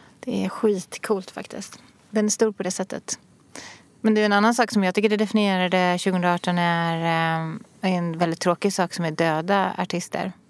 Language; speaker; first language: Swedish; native; Swedish